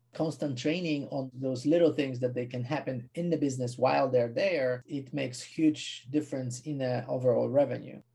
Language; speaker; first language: English; non-native, fluent; Polish